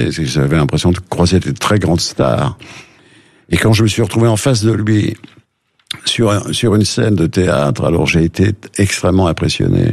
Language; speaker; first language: French; native; French